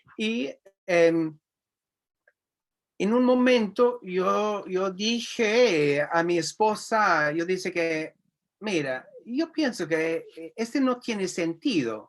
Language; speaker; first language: Spanish; non-native, fluent; English